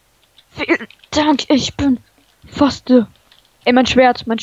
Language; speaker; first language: German; native; German